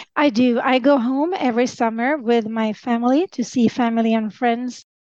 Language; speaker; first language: English; non-native, fluent; Swedish